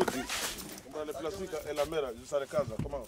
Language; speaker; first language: Italian; non-native, learner; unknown